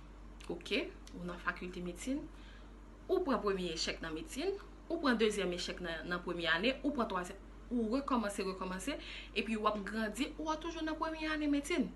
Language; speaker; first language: French; non-native, local second language; Haitian Creole